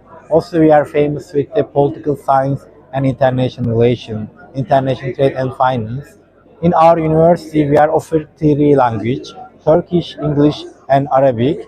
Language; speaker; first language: English; non-native, fluent; Turkish